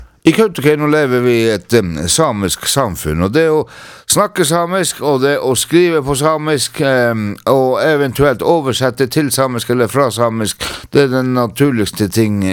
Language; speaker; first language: Norwegian; non-native, local second language; Northern Sami